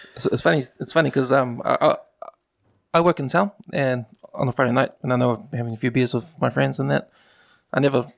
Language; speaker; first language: English; native; English